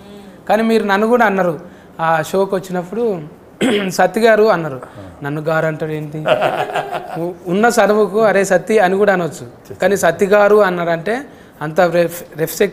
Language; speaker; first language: Telugu; native; Telugu